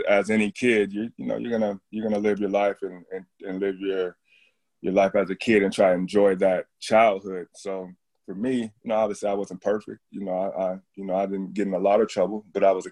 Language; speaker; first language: English; native; English